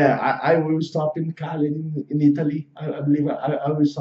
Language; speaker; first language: English; non-native, learner; Portuguese